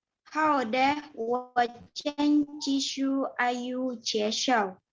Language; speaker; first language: Chinese; non-native, learner; Indonesian